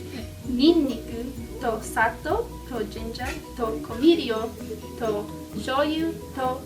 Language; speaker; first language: Japanese; non-native, learner; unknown